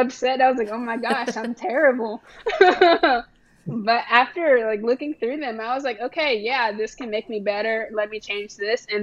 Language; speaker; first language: English; native; English